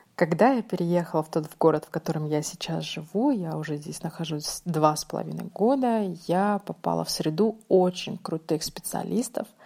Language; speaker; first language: Russian; native; Russian